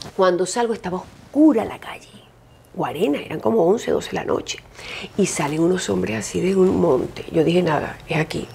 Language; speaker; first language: Spanish; native; Spanish